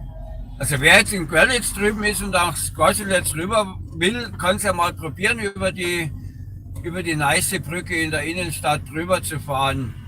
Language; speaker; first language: German; native; German